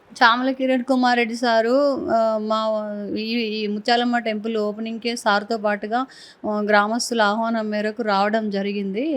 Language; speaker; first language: Telugu; native; Telugu